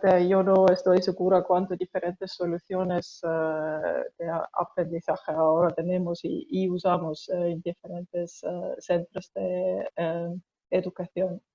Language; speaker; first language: Spanish; non-native, fluent; Estonian